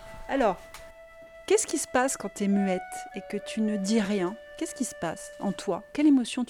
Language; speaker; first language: French; native; French